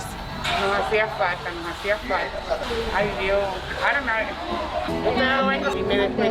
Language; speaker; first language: Spanish; native; Spanish